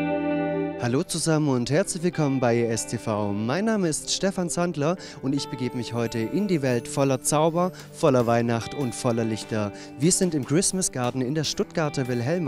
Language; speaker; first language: German; native; German